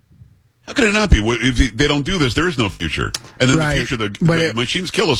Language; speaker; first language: English; native; English